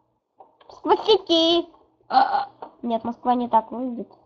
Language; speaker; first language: Russian; native; Russian